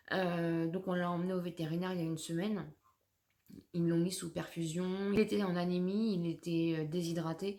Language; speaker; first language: French; native; French